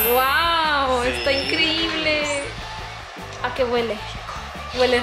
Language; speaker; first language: Spanish; native; Spanish